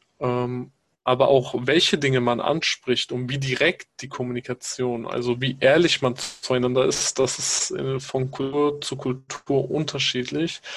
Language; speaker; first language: German; early bilingual, other home language; Pashto